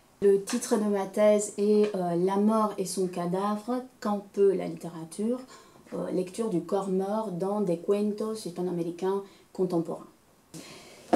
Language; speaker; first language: French; non-native, fluent; Romanian